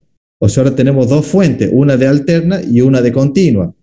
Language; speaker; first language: Spanish; native; Spanish